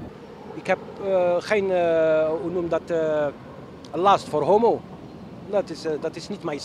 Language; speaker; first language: Dutch; non-native, learner; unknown